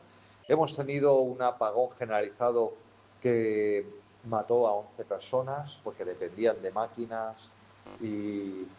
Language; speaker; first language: Spanish; native; Spanish